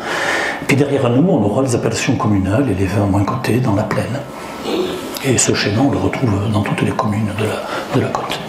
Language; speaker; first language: French; native; French